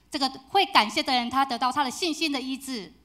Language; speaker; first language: Chinese; native; Chinese